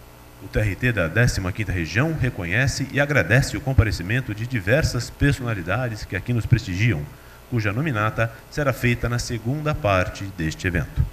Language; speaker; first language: Portuguese; native; Portuguese